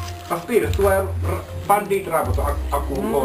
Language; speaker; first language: Bulgarian; non-native, learner; Finnish